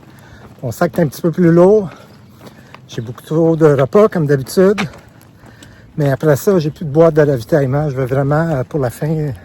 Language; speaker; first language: French; native; French